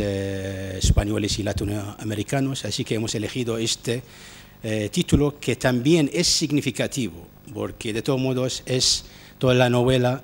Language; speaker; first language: Spanish; non-native, fluent; Arabic